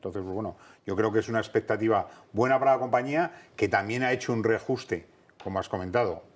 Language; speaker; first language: Spanish; native; Spanish